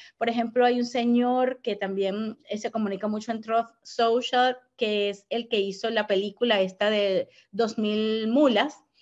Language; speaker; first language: Spanish; native; Spanish